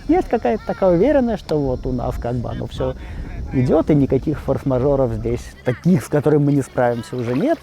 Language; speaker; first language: Russian; native; Russian